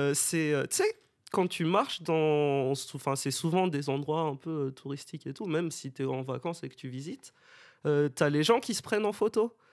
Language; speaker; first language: French; non-native, local second language; Malagasy